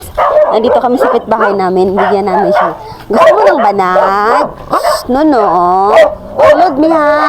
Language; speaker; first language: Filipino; non-native, local second language; Cebuano